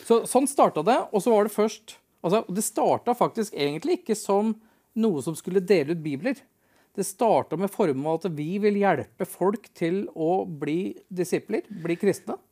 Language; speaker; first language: Norwegian; native; Norwegian